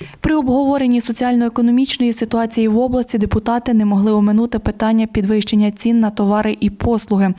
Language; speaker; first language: Ukrainian; native; Ukrainian